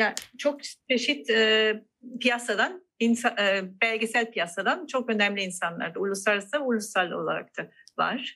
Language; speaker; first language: Turkish; non-native, fluent; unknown